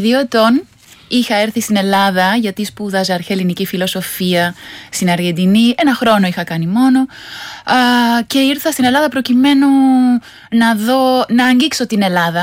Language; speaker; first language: Greek; non-native, fluent; Spanish